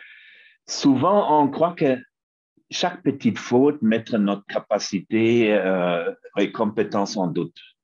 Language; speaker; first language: French; non-native, fluent; German